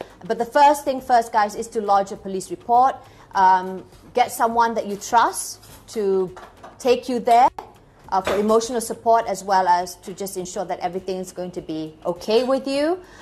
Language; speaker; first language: English; non-native, local second language; Malay